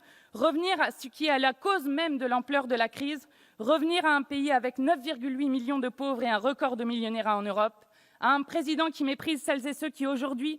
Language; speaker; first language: French; native; French